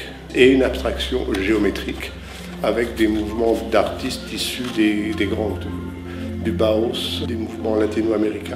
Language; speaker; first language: French; native; French